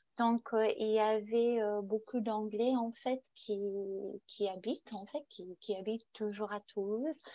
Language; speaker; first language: French; non-native, fluent; English